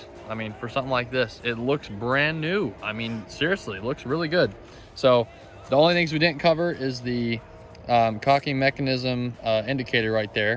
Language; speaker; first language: English; native; English